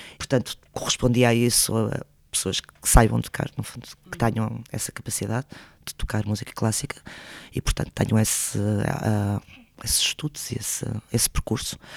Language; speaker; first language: Portuguese; early bilingual, other home language; Spanish